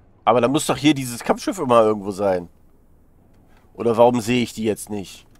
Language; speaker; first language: German; native; German